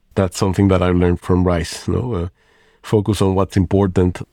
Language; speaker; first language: English; non-native, fluent; Spanish